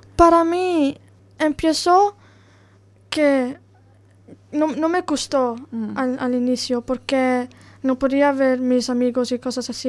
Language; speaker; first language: Spanish; non-native, learner; Italian